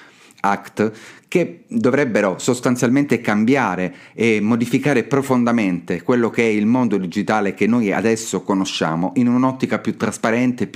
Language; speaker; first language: Italian; native; Italian